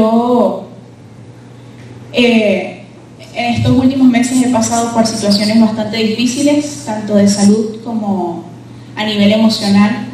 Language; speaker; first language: Spanish; native; Spanish